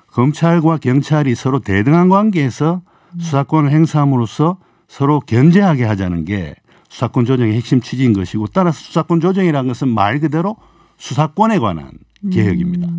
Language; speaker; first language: Korean; native; Korean